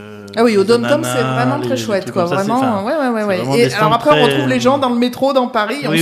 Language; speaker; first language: French; native; French